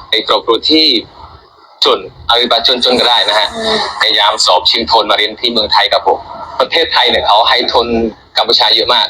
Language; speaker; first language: Thai; non-native, fluent; Khmer